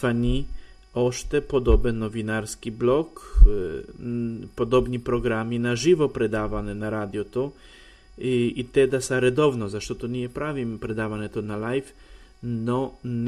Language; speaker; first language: Bulgarian; non-native, fluent; Polish